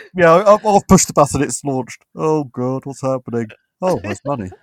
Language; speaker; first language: English; native; English